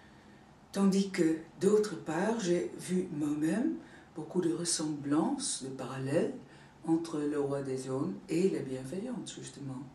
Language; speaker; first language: French; non-native, fluent; Dutch